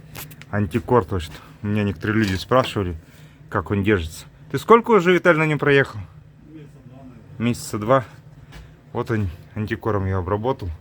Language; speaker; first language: Russian; native; Russian